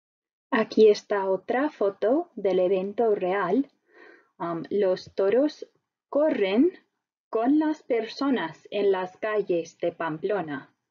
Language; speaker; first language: Spanish; non-native, fluent; English